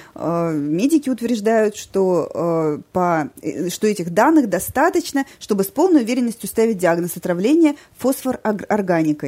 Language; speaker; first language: Russian; native; Russian